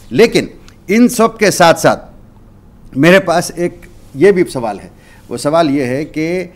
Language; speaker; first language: Urdu; native; Urdu